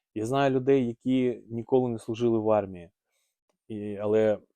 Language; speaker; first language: Ukrainian; non-native, local second language; Russian